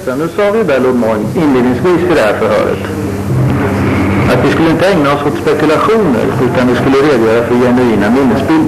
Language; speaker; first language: Swedish; native; Swedish